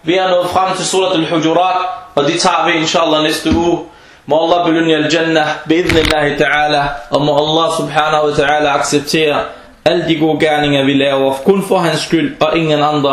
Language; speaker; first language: Danish; non-native, fluent; Arabic